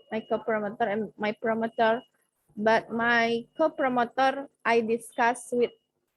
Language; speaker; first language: English; non-native, fluent; Indonesian